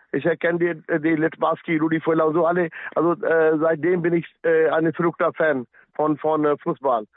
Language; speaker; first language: German; non-native, fluent; Punjabi